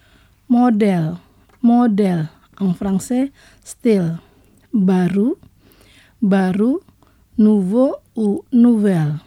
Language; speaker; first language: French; non-native, fluent; Indonesian